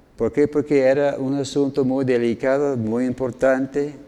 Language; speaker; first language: Spanish; non-native, fluent; English